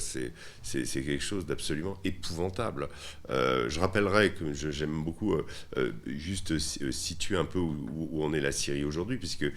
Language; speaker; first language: French; native; French